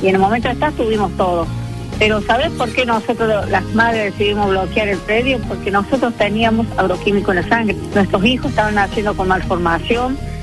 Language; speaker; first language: Spanish; native; Spanish